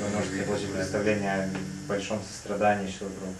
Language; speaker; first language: Russian; native; Russian